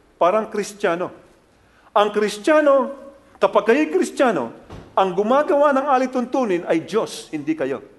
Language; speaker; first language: Filipino; native; Filipino